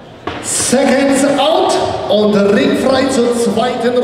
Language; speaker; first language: German; native; German